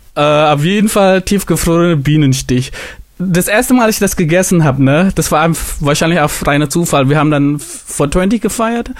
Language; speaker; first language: German; non-native, fluent; Indonesian